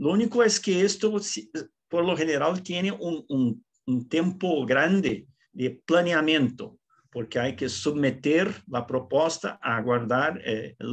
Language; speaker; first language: Spanish; non-native, learner; Portuguese